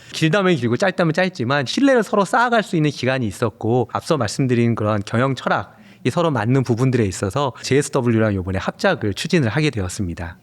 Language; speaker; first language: Korean; native; Korean